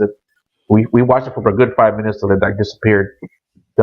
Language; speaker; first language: English; native; English